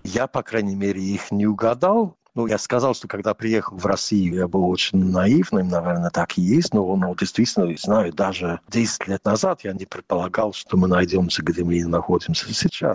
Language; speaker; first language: Russian; non-native, fluent; English